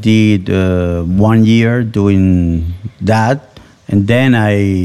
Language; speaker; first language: English; non-native, fluent; Spanish